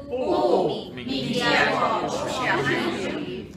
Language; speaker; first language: Chinese; non-native, learner; Thai